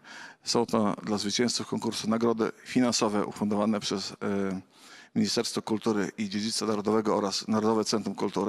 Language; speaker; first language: Polish; native; Polish